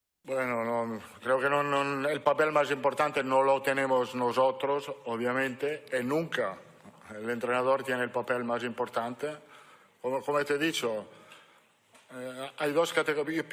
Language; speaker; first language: Spanish; non-native, fluent; Italian